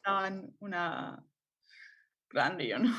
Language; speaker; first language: Spanish; non-native, learner; English